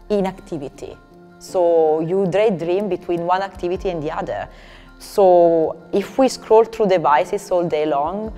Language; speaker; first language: English; non-native, fluent; Italian